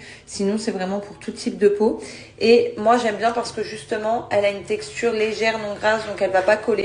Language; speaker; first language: French; native; French